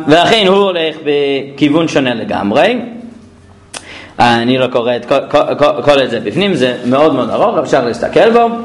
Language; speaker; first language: Hebrew; non-native, fluent; English